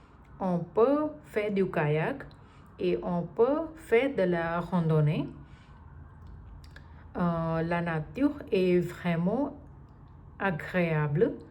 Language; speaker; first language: French; non-native, learner; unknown